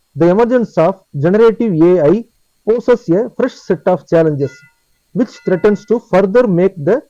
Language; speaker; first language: English; non-native, local second language; Tamil